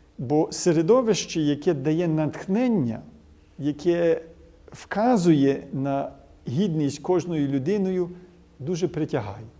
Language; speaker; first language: Ukrainian; early bilingual, heritage; Ukrainian